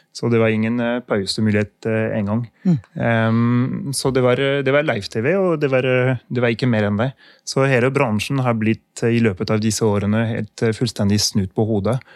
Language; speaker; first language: Norwegian; non-native, fluent; French